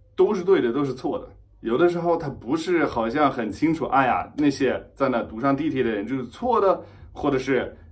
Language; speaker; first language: Chinese; non-native, fluent; German